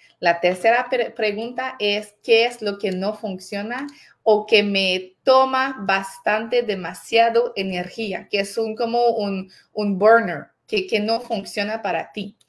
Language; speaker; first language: Spanish; non-native, fluent; French